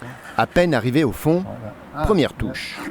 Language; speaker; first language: French; native; French